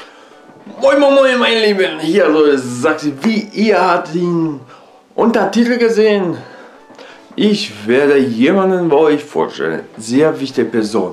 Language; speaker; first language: German; non-native, learner; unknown